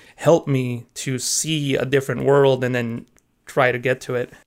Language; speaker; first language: English; early bilingual, other home language; Spanish